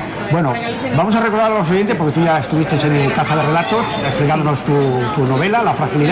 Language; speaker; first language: Spanish; native; Spanish